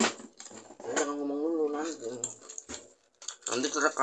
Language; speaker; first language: Indonesian; native; Indonesian